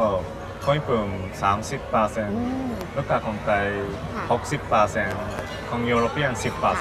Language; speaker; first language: Thai; non-native, learner; Japanese